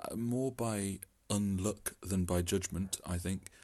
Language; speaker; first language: English; native; English